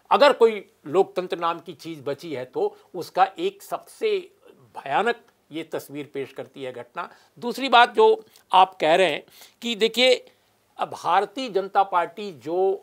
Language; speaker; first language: Hindi; native; Hindi